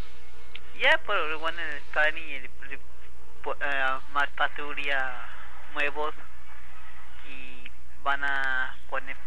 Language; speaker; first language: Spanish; non-native, learner; English